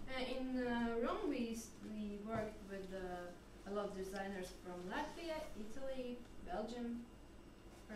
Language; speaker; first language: English; non-native, learner; French